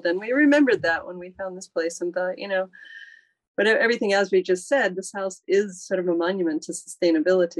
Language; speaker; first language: English; native; English